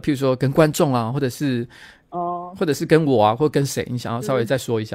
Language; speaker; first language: Chinese; native; Chinese